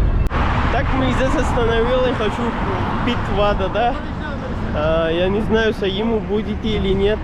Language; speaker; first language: Russian; non-native, local second language; Kyrgyz